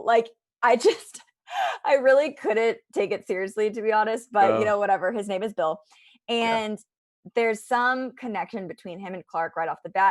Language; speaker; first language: English; native; English